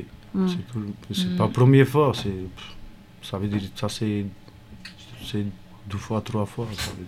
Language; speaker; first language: French; non-native, learner; Romany